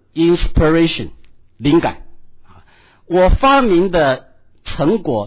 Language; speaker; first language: Chinese; native; Chinese